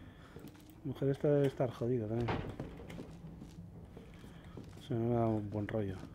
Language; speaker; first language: Spanish; native; Spanish